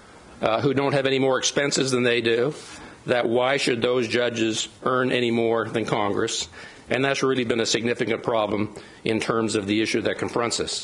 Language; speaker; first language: English; native; English